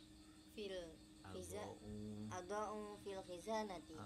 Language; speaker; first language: Arabic; non-native, learner; Javanese